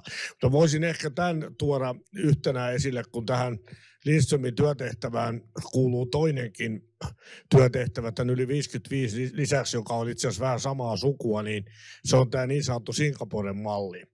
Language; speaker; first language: Finnish; native; Finnish